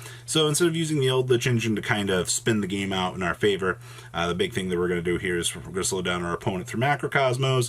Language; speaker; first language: English; native; English